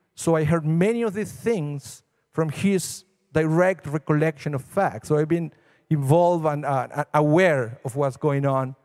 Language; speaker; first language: English; non-native, fluent; Spanish